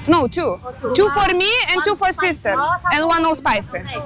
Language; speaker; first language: English; non-native, learner; Lithuanian